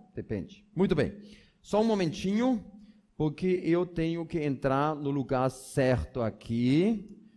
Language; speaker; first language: Portuguese; non-native, fluent; German